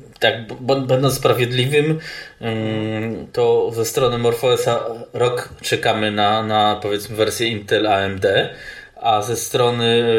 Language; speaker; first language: Polish; native; Polish